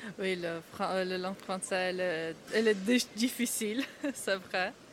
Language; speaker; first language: French; non-native, learner; Ukrainian